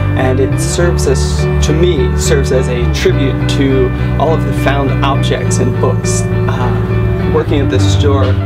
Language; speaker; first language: English; native; English